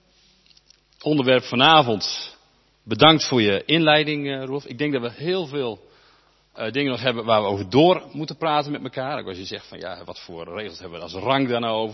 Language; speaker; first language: Dutch; native; Dutch